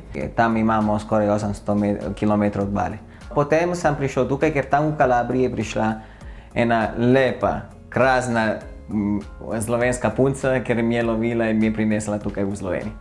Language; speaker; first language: Slovenian; non-native, learner; Italian